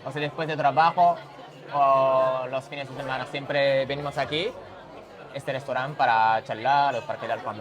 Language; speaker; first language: Spanish; non-native, learner; Japanese